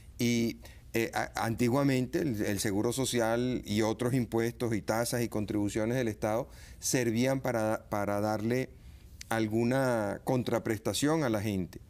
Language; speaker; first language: Spanish; native; Spanish